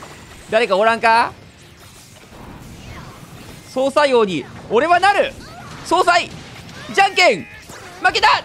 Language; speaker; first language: Japanese; native; Japanese